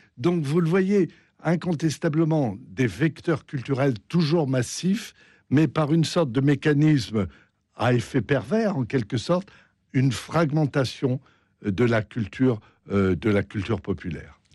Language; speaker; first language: French; native; French